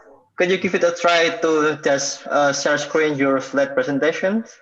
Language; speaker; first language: English; non-native, fluent; Indonesian